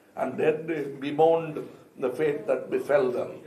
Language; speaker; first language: English; non-native, local second language; Tamil